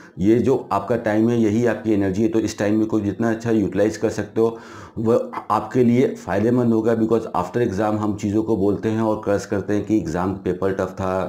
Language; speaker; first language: Hindi; native; Hindi